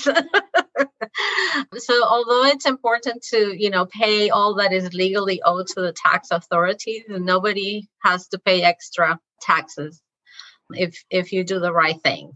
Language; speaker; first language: English; non-native, fluent; Spanish